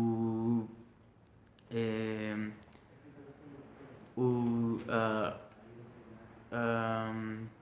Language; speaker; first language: French; non-native, learner; Spanish